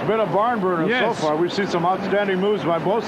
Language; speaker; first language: English; native; English